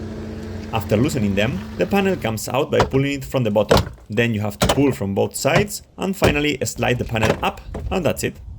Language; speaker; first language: English; non-native, fluent; Spanish